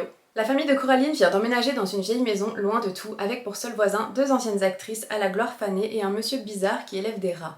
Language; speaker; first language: French; native; French